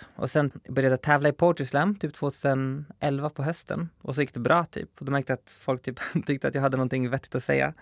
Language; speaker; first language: Swedish; early bilingual, other home language; Spanish